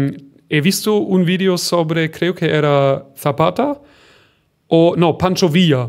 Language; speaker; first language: Spanish; non-native, fluent; German